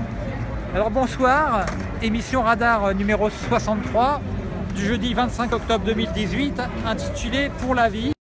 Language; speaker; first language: French; native; French